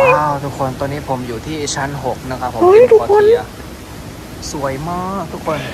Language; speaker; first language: Thai; native; Thai